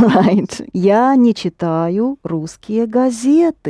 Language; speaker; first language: Russian; non-native, fluent; English